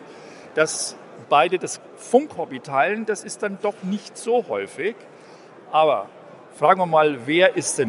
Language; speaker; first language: German; native; German